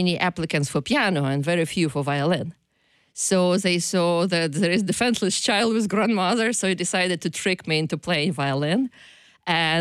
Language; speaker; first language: English; non-native, fluent; Ukrainian